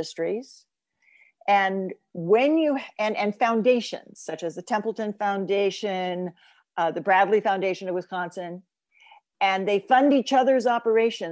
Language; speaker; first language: English; native; English